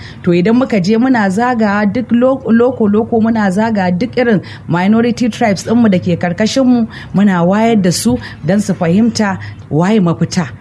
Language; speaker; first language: Hausa; non-native, local second language; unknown